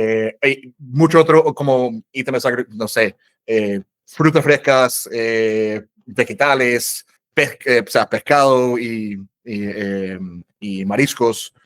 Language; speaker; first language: Spanish; non-native, fluent; English